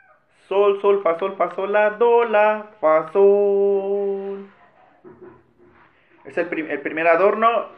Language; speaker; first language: Spanish; native; Spanish